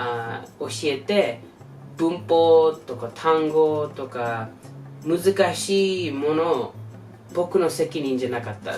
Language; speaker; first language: Japanese; non-native, learner; English